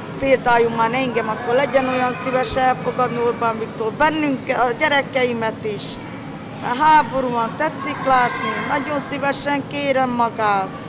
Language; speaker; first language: Hungarian; native; Hungarian